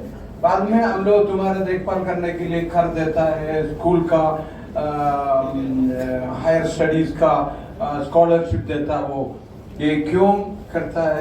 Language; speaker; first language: Hindi; non-native, local second language; Malayalam